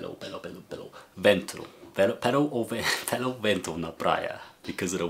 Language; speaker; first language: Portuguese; non-native, learner; English